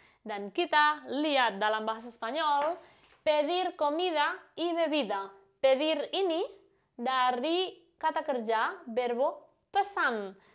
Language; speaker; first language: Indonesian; non-native, fluent; Spanish